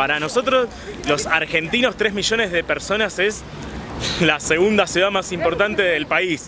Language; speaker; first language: Spanish; native; Spanish